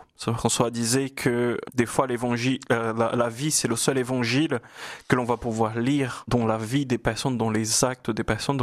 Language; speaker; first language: French; non-native, fluent; Portuguese